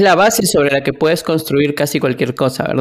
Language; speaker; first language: Spanish; native; Spanish